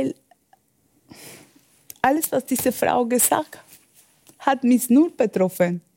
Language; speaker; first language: German; non-native, fluent; Spanish